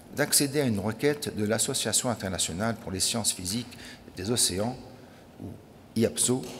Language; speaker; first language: French; native; French